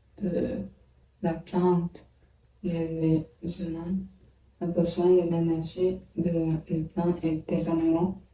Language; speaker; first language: French; non-native, learner; Chinese